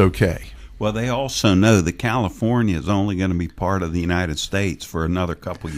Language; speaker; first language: English; native; English